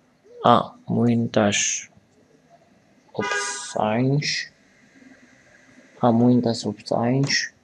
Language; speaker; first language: Portuguese; non-native, fluent; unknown